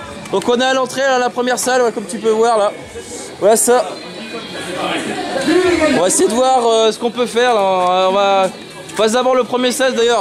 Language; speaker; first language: French; native; French